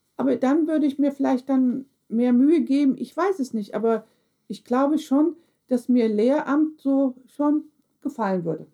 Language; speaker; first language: German; early bilingual, other home language; Turkish